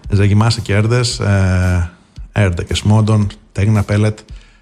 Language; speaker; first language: Hungarian; non-native, fluent; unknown